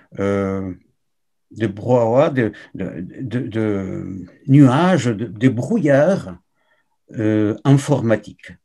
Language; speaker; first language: French; non-native, fluent; Spanish